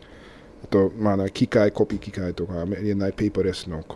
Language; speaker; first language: Japanese; non-native, learner; English